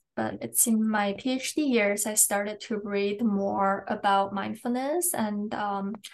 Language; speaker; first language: English; non-native, fluent; Chinese